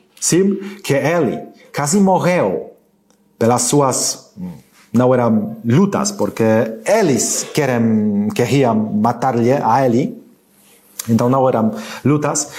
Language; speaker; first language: Portuguese; non-native, learner; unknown